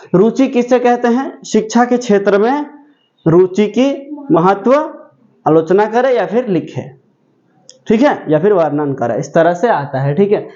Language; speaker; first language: Hindi; non-native, local second language; Bangla